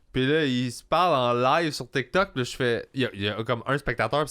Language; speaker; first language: French; native; French